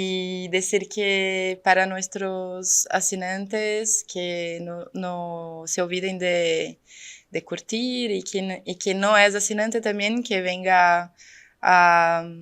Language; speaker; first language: Spanish; non-native, fluent; Portuguese